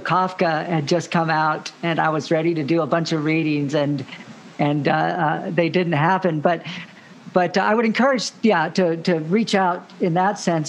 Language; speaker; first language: English; native; English